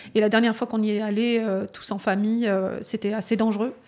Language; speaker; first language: French; native; French